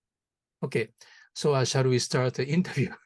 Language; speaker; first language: English; non-native, learner; Japanese